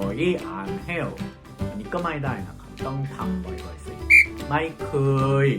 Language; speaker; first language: Thai; non-native, fluent; Korean